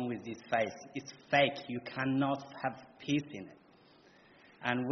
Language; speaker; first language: English; non-native, fluent; Persian